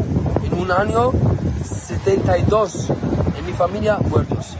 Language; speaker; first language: Spanish; non-native, learner; Arabic